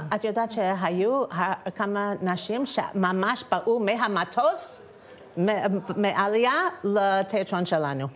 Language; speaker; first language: Hebrew; non-native, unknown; English